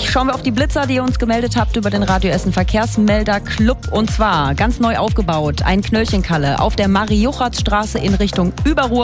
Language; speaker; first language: German; native; German